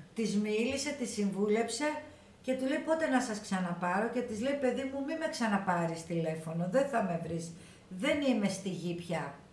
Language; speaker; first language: Greek; native; Greek